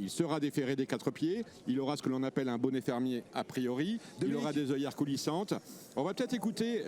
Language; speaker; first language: French; native; French